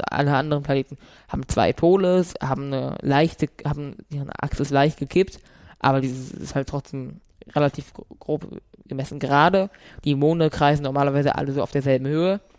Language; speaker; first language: German; native; German